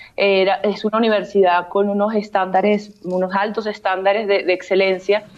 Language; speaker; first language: Spanish; native; Spanish